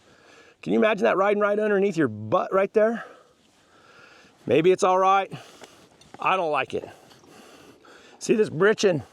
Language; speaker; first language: English; native; English